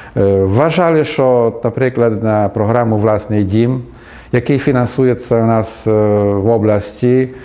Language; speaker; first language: Ukrainian; native; Ukrainian